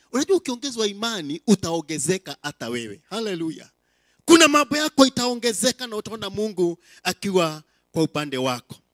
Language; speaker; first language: Swahili; non-native, local second language; Kikuyu